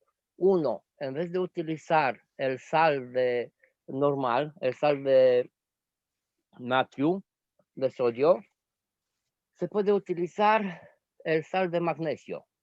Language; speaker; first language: Spanish; non-native, fluent; Romanian